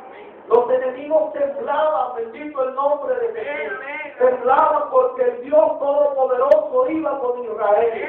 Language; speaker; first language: Spanish; native; Spanish